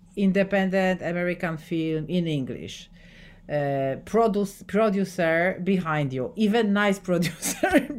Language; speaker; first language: English; non-native, fluent; Polish